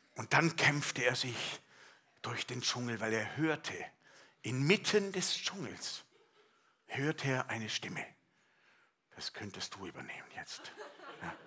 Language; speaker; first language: German; native; German